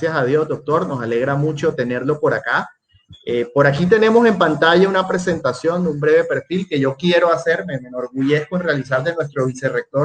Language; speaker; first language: Spanish; native; Spanish